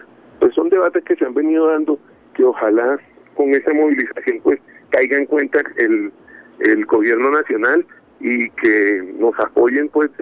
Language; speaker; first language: Spanish; native; Spanish